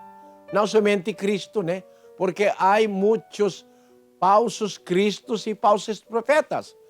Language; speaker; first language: Portuguese; non-native, fluent; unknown